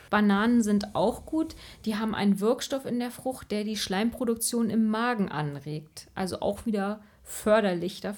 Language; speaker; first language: German; native; German